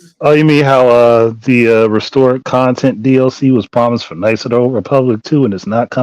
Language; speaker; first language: English; native; English